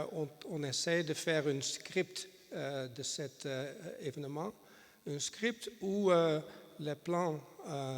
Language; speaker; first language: French; non-native, fluent; Dutch